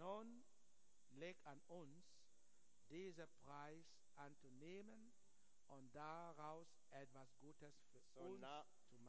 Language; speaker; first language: German; non-native, learner; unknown